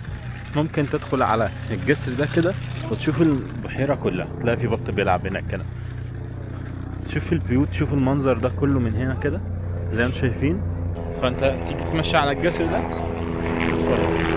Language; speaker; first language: Arabic; native; Arabic